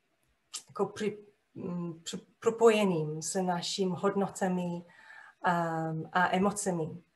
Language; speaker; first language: Czech; non-native, fluent; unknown